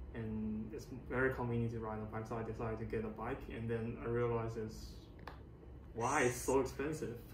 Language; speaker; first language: English; non-native, fluent; Chinese